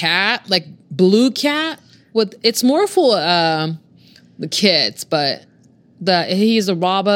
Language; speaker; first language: English; non-native, fluent; Japanese